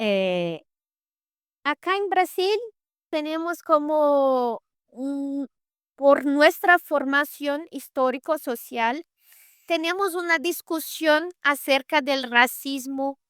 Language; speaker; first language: Spanish; non-native, fluent; Portuguese